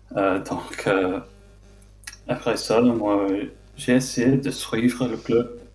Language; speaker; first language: French; non-native, fluent; English